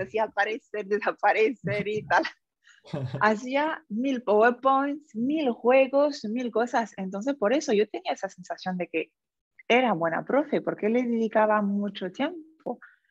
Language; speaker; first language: Spanish; non-native, fluent; French